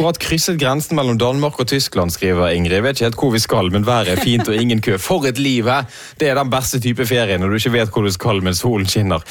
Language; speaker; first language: Norwegian; native; Norwegian